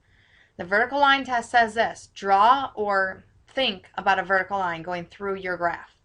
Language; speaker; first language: English; native; English